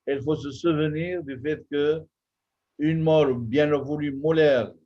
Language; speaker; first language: French; non-native, local second language; Arabic